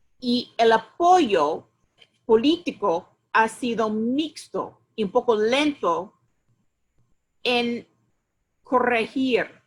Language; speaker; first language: Spanish; non-native, fluent; English